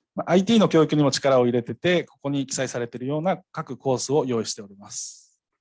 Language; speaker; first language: Japanese; native; Japanese